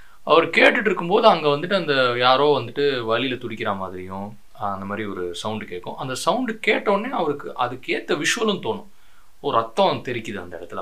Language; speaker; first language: Tamil; native; Tamil